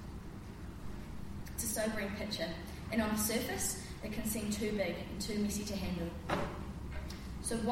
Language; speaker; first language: English; native; English